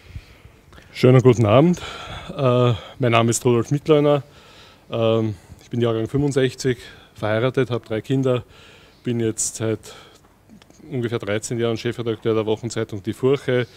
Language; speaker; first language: German; native; German